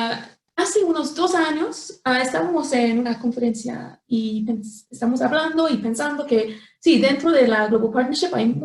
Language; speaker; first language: Spanish; non-native, fluent; English